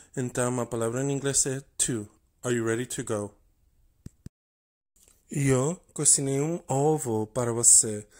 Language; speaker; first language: Portuguese; non-native, learner; English